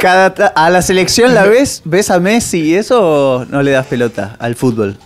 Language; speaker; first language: Spanish; native; Spanish